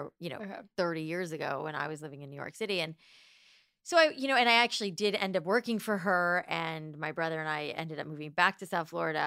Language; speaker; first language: English; native; English